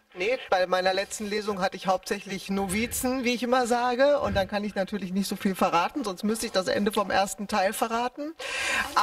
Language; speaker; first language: German; native; German